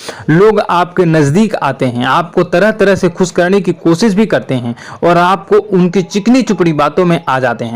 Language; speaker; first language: Hindi; native; Hindi